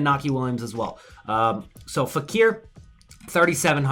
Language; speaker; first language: English; native; English